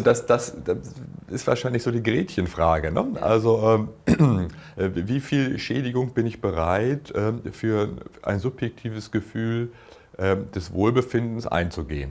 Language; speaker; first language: German; native; German